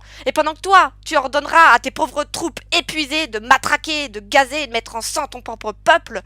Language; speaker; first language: French; native; French